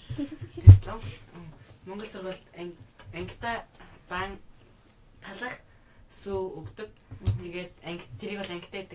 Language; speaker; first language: Mongolian; early bilingual, heritage; Mongolian